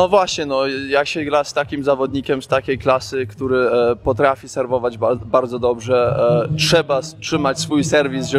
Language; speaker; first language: Polish; early bilingual, heritage; Polish